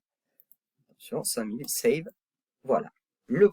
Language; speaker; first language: French; native; French